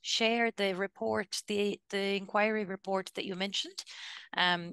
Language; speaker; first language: English; native; English